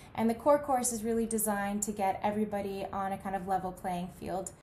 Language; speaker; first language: English; native; English